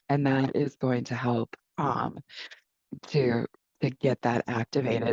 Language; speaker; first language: English; native; English